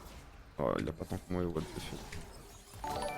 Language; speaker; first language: French; native; French